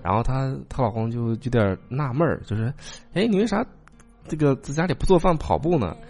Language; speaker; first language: Chinese; native; Chinese